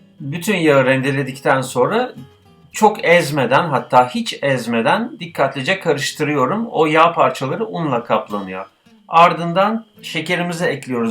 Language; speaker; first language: Turkish; native; Turkish